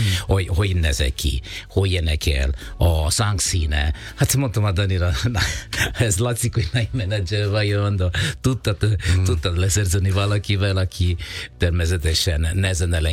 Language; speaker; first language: Hungarian; non-native, fluent; Italian